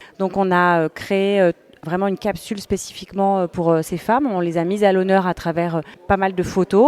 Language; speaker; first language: French; native; French